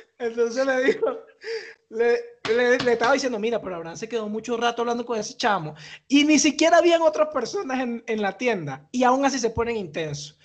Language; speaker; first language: Spanish; native; Spanish